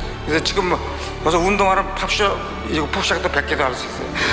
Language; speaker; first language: Korean; native; Korean